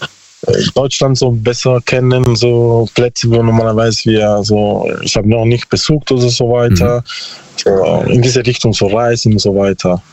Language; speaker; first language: German; non-native, learner; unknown